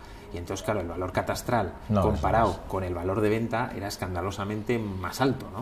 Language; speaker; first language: Spanish; native; Spanish